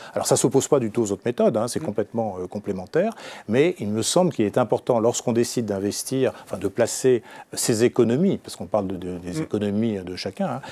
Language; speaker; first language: French; native; French